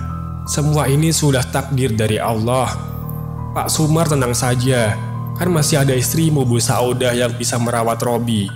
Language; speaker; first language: Indonesian; native; Indonesian